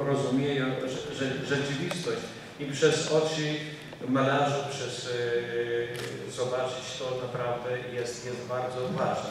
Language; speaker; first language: Polish; non-native, fluent; Lithuanian